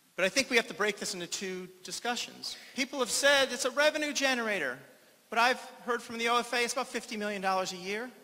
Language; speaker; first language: English; native; English